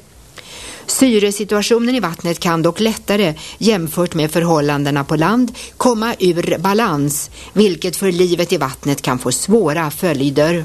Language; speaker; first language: Swedish; native; Swedish